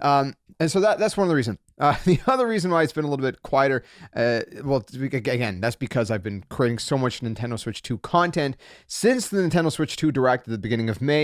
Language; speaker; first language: English; native; English